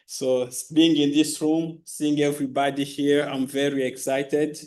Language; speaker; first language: English; non-native, local second language; Kinyarwanda